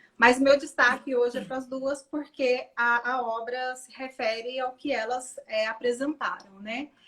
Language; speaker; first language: Portuguese; native; Portuguese